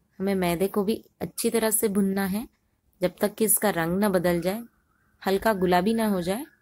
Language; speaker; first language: Hindi; non-native, local second language; Marathi